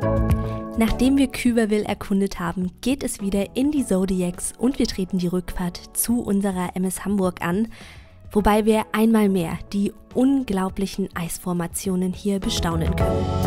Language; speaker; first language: German; native; German